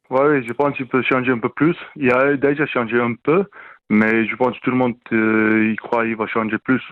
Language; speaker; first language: French; non-native, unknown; Afrikaans